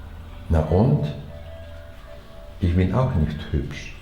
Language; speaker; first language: German; non-native, learner; Chinese